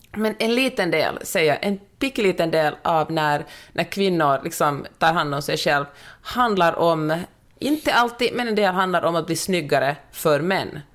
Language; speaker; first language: Swedish; native; Swedish